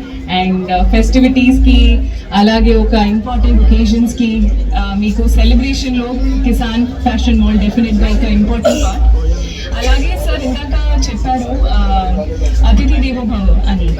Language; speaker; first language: Telugu; non-native, fluent; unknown